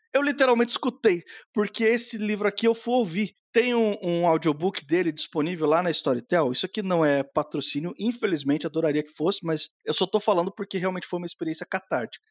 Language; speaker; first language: Portuguese; native; Portuguese